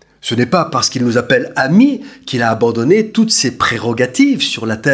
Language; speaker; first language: French; native; French